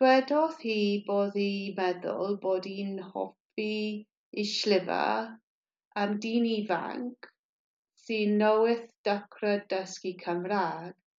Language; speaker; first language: Welsh; non-native, learner; English